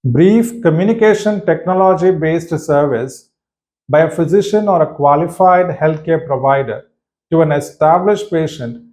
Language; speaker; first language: English; non-native, local second language; Tamil